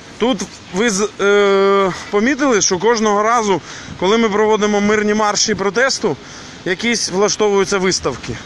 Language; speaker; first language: Ukrainian; native; Ukrainian